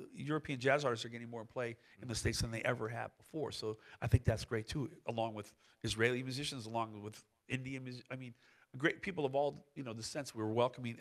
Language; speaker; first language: English; native; English